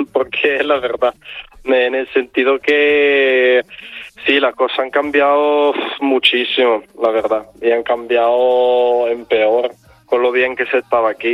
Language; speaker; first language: Spanish; non-native, fluent; Italian